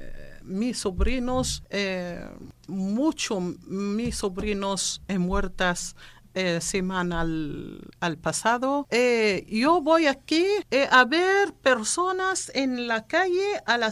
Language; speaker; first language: Spanish; non-native, learner; Arabic